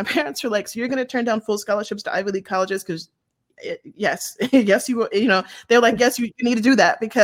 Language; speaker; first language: English; native; English